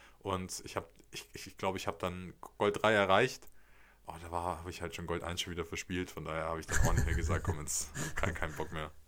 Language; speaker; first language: German; native; German